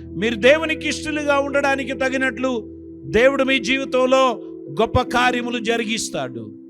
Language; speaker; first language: Telugu; non-native, fluent; Malayalam